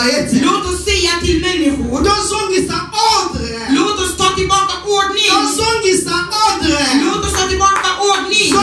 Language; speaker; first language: Swedish; non-native, learner; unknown